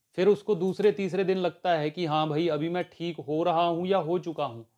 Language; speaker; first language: Hindi; native; Hindi